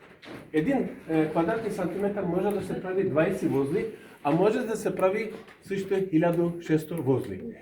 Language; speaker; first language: Bulgarian; non-native, learner; Serbian